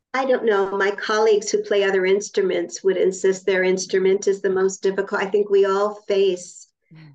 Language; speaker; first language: English; native; English